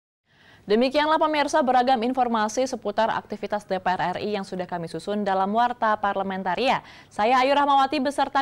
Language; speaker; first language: Indonesian; native; Indonesian